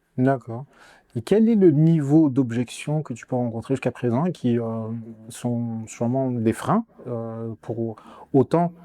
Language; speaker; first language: French; native; French